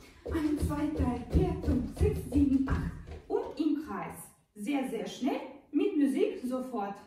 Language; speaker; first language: German; non-native, learner; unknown